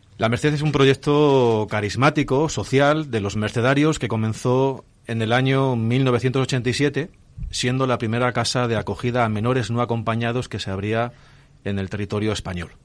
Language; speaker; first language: Spanish; native; Spanish